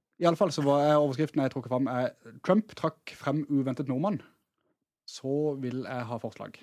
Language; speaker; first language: Norwegian; native; Norwegian